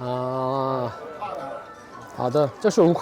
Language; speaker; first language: Chinese; non-native, learner; Korean